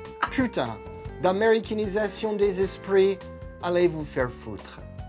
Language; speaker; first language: French; non-native, fluent; English